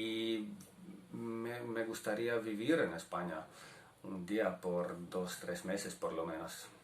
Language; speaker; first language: Spanish; non-native, learner; Croatian